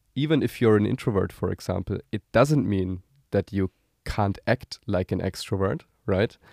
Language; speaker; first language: English; non-native, fluent; German